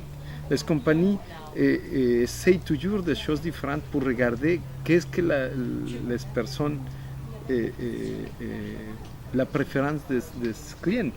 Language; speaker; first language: French; non-native, fluent; Spanish